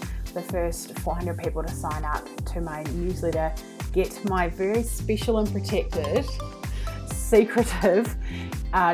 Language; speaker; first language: English; native; English